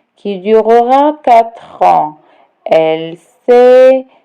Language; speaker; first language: French; non-native, local second language; Arabic